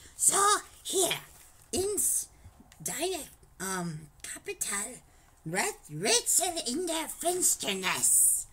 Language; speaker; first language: German; non-native, learner; English